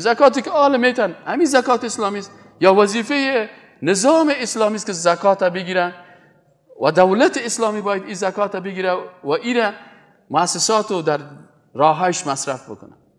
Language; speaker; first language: Persian; native; Persian